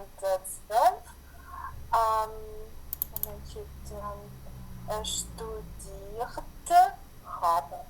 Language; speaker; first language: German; non-native, learner; Ukrainian